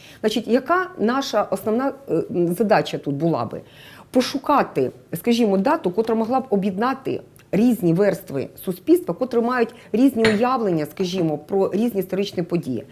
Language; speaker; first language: Ukrainian; native; Ukrainian